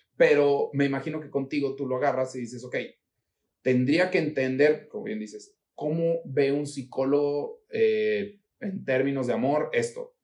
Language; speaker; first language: Spanish; native; Spanish